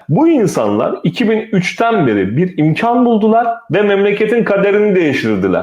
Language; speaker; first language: Turkish; native; Turkish